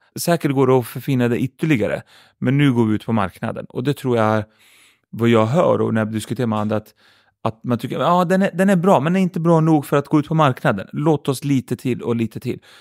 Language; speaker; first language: Swedish; early bilingual, other home language; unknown